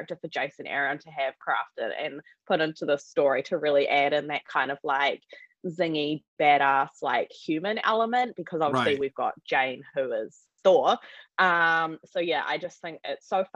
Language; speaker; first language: English; native; English